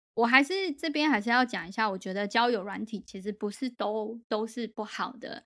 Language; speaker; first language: Chinese; native; Chinese